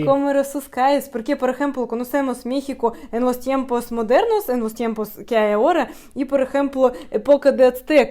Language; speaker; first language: Spanish; non-native, fluent; Russian